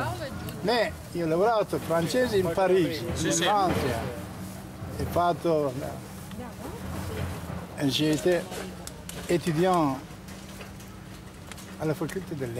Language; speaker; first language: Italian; non-native, learner; Turkish